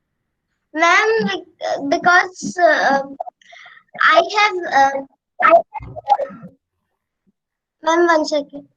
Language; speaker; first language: English; non-native, learner; Hindi